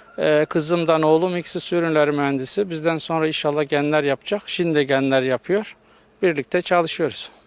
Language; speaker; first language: Turkish; native; Turkish